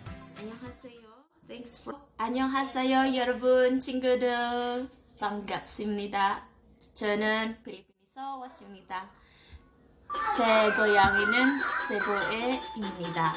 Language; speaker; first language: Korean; non-native, learner; Cebuano